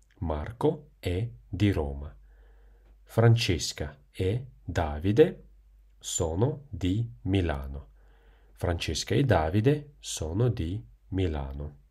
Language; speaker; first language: Italian; non-native, fluent; Russian